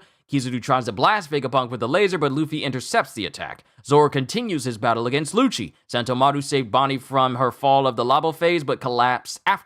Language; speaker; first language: English; native; English